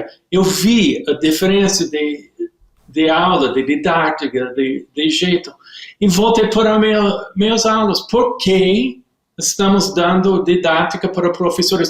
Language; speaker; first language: Portuguese; non-native, learner; English